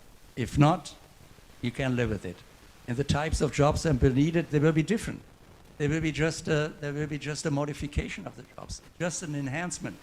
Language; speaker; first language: English; non-native, fluent; German